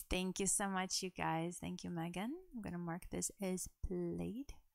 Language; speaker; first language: English; non-native, fluent; Russian